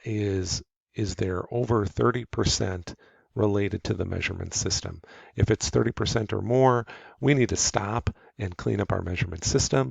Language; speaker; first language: English; native; English